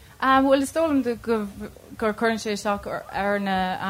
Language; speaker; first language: Irish; non-native, local second language; English